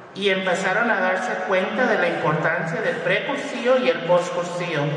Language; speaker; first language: Spanish; early bilingual, other home language; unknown